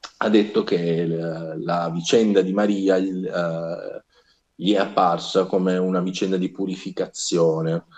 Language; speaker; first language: Italian; native; Italian